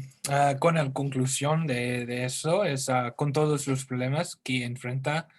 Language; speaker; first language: Spanish; non-native, learner; English